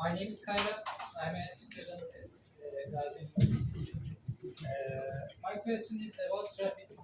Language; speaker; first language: English; non-native, fluent; Turkish